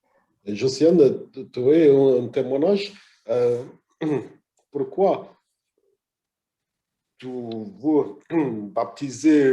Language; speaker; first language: French; non-native, learner; English